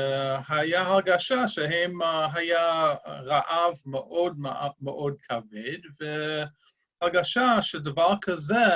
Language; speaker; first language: Hebrew; non-native, fluent; English